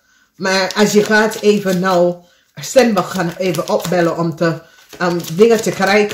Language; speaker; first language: Dutch; non-native, learner; English